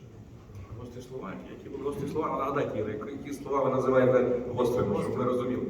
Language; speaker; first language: Ukrainian; native; Ukrainian